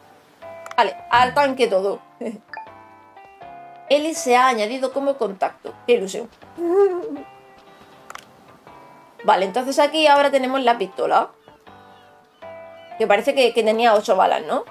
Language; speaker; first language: Spanish; native; Spanish